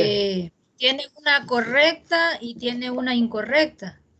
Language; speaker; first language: Spanish; native; Spanish